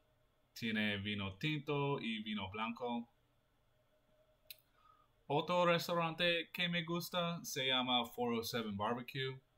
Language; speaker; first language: Spanish; non-native, learner; English